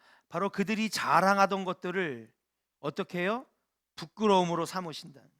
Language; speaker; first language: Korean; native; Korean